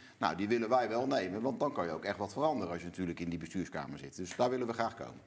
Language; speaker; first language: Dutch; native; Dutch